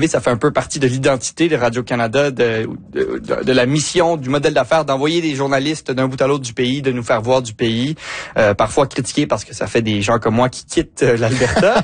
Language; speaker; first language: French; native; French